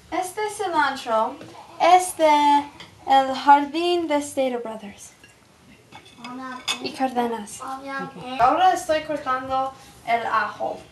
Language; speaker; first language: Spanish; non-native, learner; English